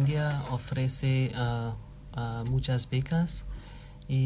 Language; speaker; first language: Spanish; non-native, fluent; Hindi